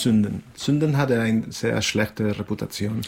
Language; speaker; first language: German; non-native, learner; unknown